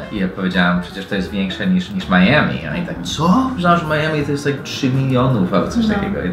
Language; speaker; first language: Polish; non-native, fluent; English